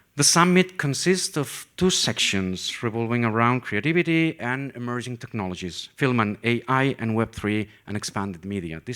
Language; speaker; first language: English; non-native, fluent; Catalan